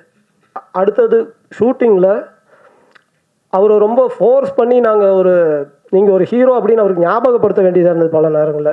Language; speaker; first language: Tamil; native; Tamil